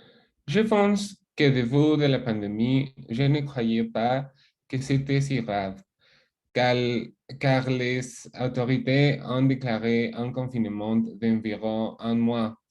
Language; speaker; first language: French; non-native, learner; Spanish